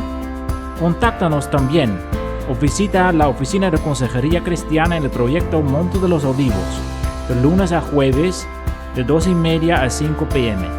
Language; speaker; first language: Spanish; native; Spanish